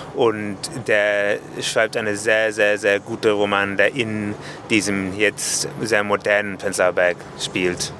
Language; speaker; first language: German; non-native, fluent; English